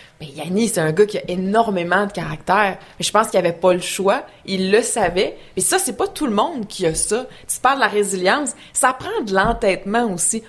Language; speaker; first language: French; native; French